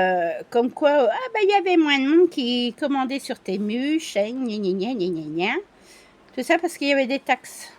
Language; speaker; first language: French; native; French